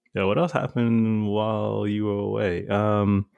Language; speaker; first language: English; early bilingual, other home language; Spanish